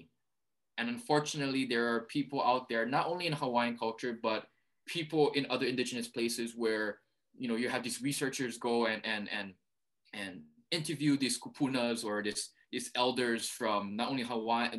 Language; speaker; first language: English; early bilingual, other home language; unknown